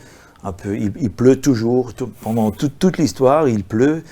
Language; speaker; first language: French; non-native, local second language; Dutch